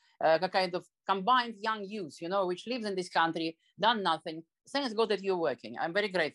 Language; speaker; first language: English; non-native, fluent; Russian